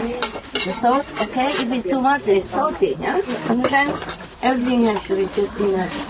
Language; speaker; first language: English; non-native, fluent; Vietnamese